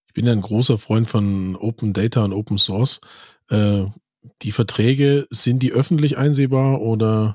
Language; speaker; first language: German; native; German